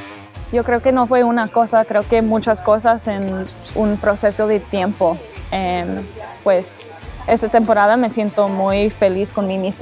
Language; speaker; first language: Spanish; early bilingual, heritage; English